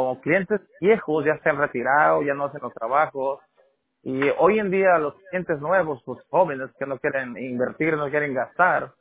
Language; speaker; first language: Spanish; native; Spanish